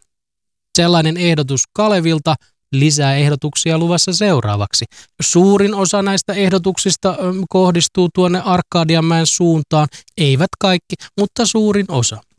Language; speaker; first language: Finnish; native; Finnish